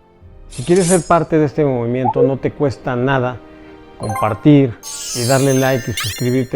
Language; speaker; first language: Spanish; native; Spanish